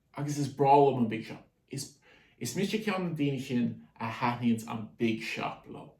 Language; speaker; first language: Irish; native; Irish